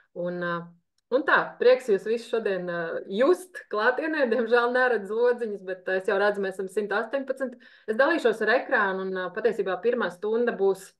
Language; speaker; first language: Latvian; native; Latvian